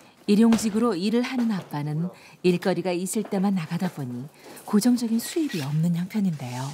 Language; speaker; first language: Korean; native; Korean